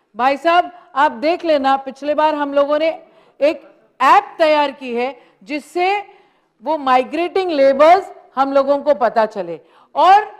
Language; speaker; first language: Hindi; non-native, local second language; Marathi